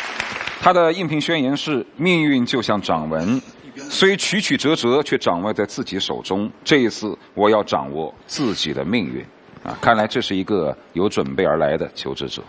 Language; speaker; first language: Chinese; native; Chinese